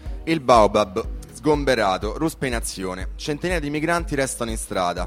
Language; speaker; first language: Italian; native; Italian